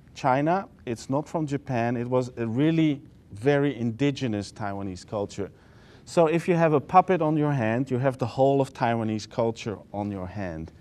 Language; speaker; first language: English; non-native, fluent; Dutch